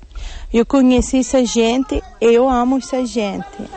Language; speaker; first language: Portuguese; non-native, learner; Italian